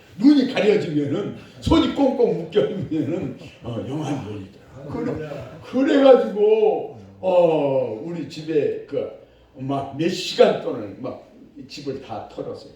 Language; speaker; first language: Korean; native; Korean